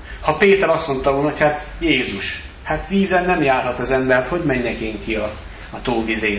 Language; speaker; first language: Hungarian; native; Hungarian